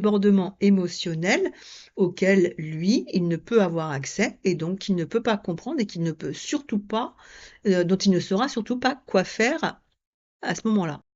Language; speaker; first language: French; native; French